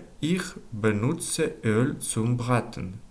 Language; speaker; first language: German; non-native, learner; Ukrainian